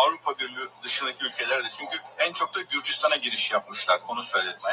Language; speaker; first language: Turkish; native; Turkish